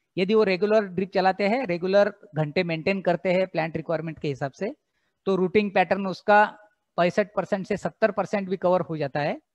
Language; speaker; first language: Hindi; non-native, local second language; Marathi